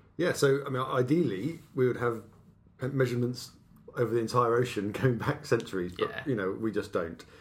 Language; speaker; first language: English; native; English